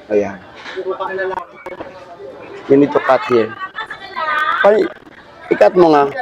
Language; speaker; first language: Filipino; native; Filipino